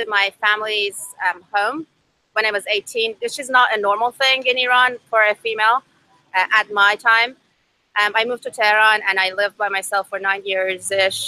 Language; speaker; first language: English; non-native, fluent; Persian